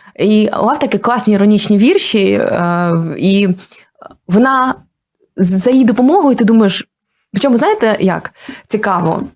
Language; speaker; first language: Ukrainian; non-native, local second language; Russian